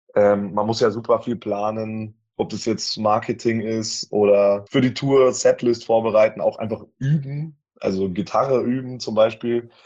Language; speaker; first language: German; native; German